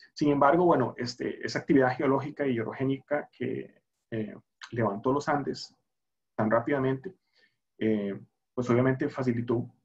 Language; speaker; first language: Spanish; native; Spanish